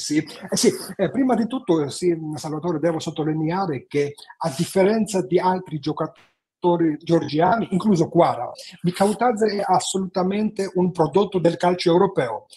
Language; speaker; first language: Italian; non-native, fluent; Georgian